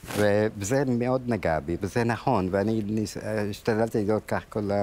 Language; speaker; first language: Hebrew; early bilingual, other home language; Arabic